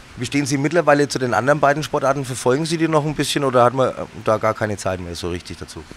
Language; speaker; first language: German; native; German